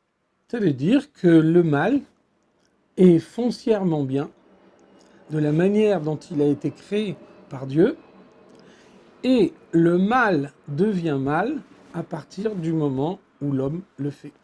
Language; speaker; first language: French; native; French